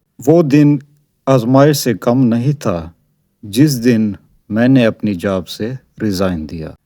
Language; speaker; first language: Urdu; non-native, local second language; Saraiki